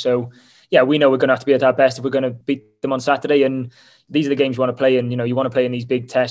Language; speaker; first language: English; native; English